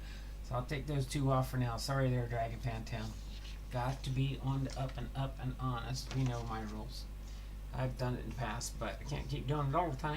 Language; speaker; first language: English; native; English